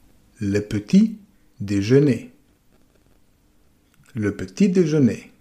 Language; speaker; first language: French; non-native, fluent; German